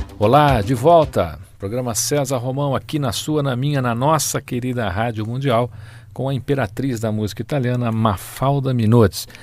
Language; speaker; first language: Portuguese; native; Portuguese